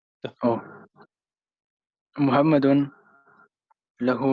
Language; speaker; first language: Arabic; non-native, learner; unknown